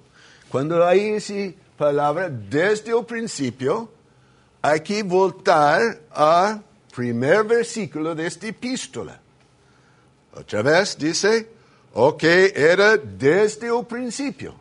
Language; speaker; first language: Spanish; non-native, fluent; English